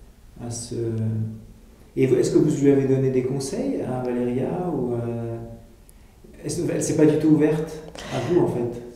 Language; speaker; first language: French; native; French